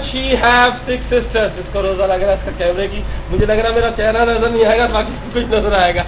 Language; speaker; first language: Urdu; native; Urdu